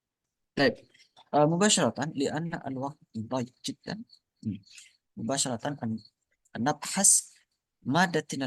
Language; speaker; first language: Arabic; non-native, fluent; Indonesian